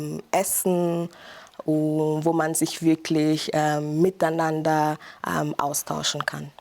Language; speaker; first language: German; non-native, fluent; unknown